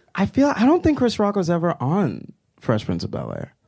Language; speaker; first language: English; early bilingual, other home language; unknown